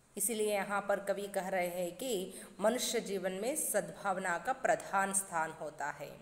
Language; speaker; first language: Hindi; non-native, local second language; Kannada